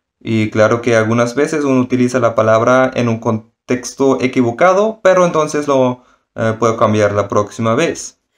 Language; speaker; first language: Spanish; non-native, fluent; German